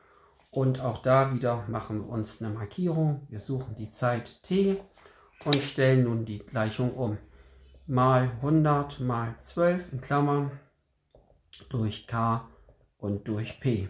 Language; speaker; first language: German; native; German